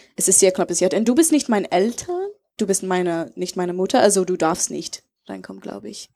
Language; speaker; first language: German; non-native, fluent; English